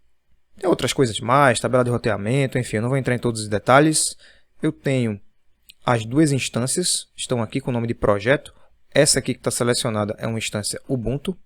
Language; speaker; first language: Portuguese; native; Portuguese